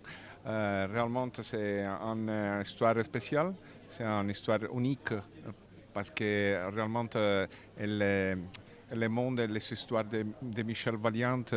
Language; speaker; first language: French; non-native, learner; Italian